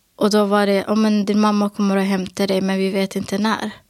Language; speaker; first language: Swedish; early bilingual, other home language; Somali